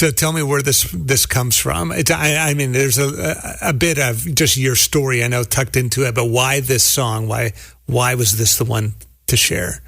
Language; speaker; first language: English; native; English